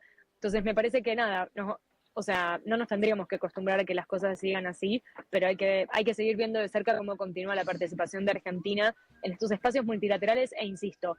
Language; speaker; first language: Spanish; native; Spanish